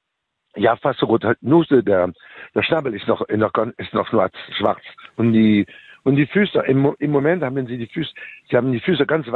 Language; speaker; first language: German; non-native, learner; French